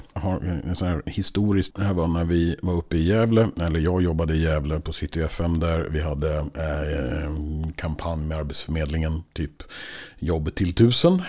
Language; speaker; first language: Swedish; native; Swedish